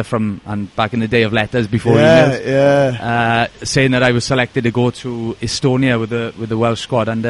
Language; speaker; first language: English; native; English